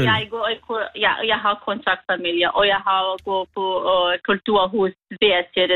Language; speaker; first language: Danish; non-native, learner; Kurdish